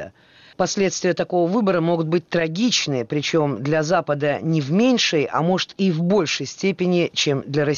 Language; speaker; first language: Russian; native; Russian